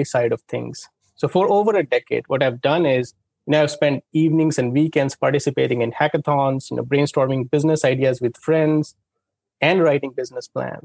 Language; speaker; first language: English; non-native, local second language; Hindi